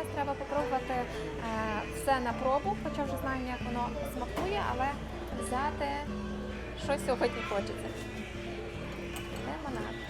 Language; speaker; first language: Ukrainian; native; Ukrainian